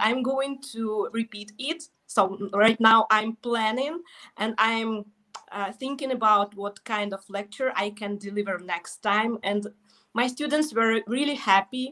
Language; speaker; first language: English; non-native, fluent; Russian